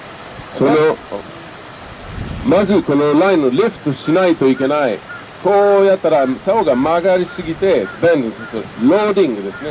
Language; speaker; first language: Japanese; non-native, fluent; French